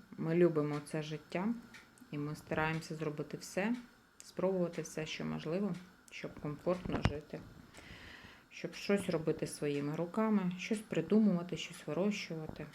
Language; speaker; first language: Ukrainian; native; Ukrainian